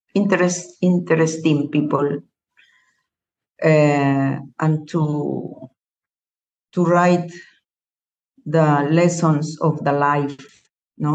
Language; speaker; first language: English; non-native, learner; Spanish